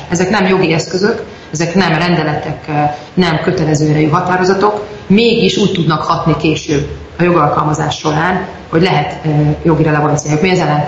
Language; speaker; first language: Hungarian; native; Hungarian